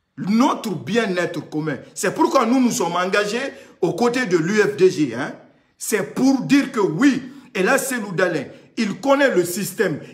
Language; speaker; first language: French; non-native, local second language; Susu